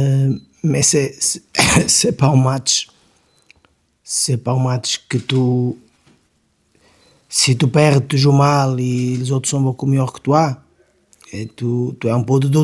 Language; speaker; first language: French; non-native, learner; Portuguese